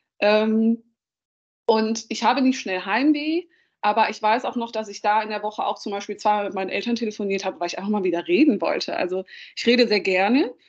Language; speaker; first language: German; early bilingual, other home language; Dutch